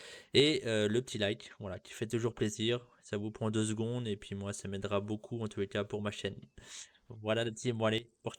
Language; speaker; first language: French; native; French